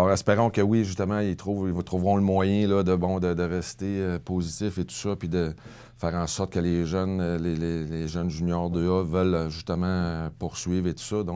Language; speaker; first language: French; native; French